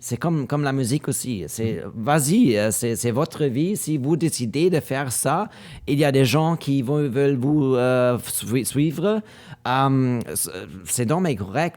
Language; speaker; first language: French; non-native, learner; German